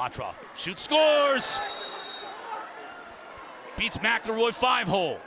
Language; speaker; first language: English; native; English